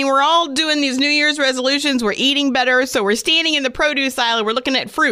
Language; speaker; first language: English; native; English